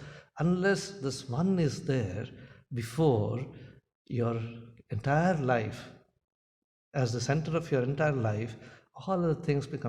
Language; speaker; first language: English; non-native, local second language; Hindi